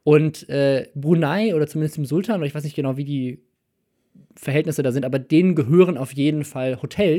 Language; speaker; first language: German; native; German